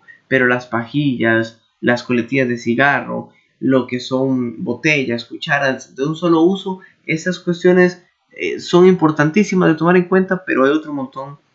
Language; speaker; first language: Spanish; native; Spanish